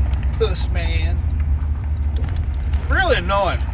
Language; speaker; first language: English; native; English